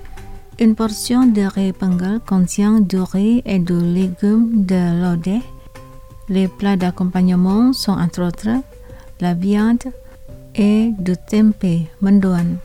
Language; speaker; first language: French; non-native, fluent; Indonesian